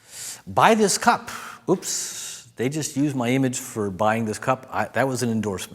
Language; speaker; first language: English; native; English